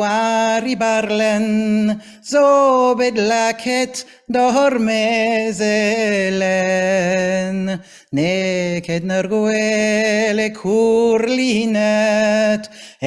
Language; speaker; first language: Welsh; non-native, fluent; French